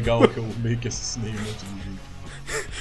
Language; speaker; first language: Portuguese; native; Portuguese